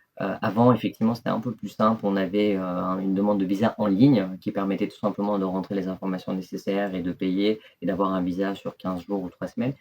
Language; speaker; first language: French; early bilingual, other home language; Turkish